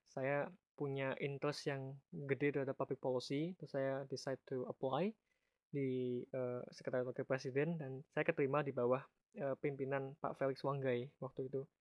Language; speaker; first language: Indonesian; native; Indonesian